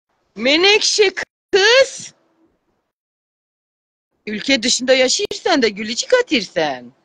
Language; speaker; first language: Turkish; native; Turkish